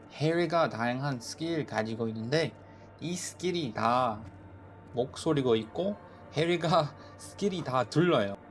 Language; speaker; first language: Korean; non-native, fluent; English